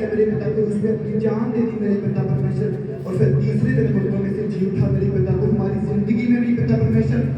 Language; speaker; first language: Urdu; non-native, local second language; Punjabi